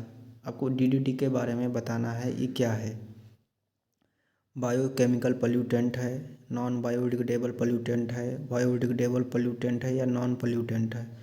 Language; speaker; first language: Hindi; native; Hindi